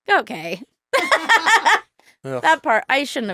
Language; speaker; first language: English; native; English